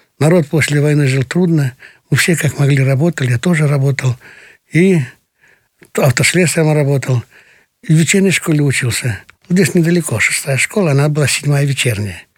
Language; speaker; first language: Russian; non-native, local second language; Kyrgyz